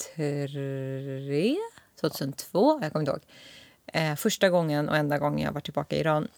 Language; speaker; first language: Swedish; non-native, local second language; Kurdish